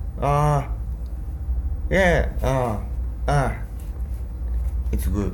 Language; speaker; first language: English; non-native, learner; Japanese